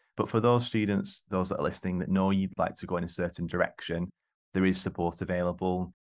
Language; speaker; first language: English; native; English